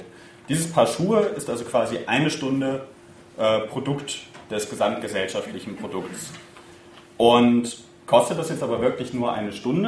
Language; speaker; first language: German; native; German